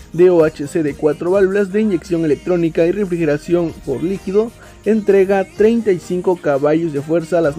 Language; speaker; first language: Spanish; native; Spanish